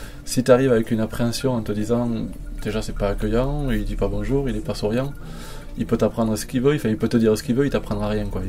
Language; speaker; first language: French; native; French